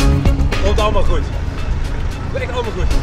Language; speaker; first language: Dutch; native; Dutch